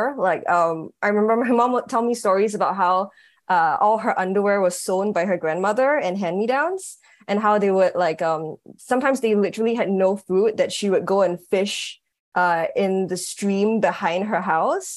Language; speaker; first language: English; native; English